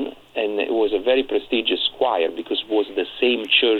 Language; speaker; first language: English; non-native, fluent; Italian